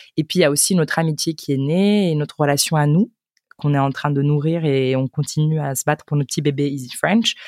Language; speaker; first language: French; native; French